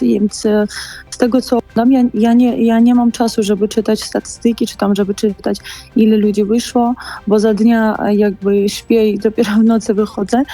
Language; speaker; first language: Polish; non-native, fluent; Georgian